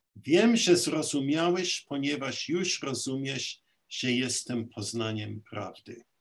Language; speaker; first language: Polish; early bilingual, heritage; Polish